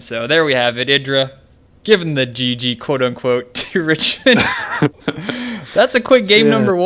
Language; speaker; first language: English; native; English